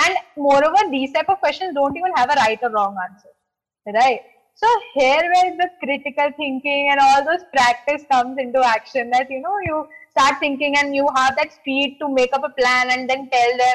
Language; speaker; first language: English; non-native, local second language; Hindi